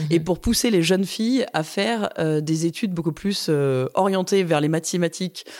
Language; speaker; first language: French; native; French